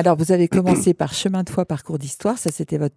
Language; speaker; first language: French; native; French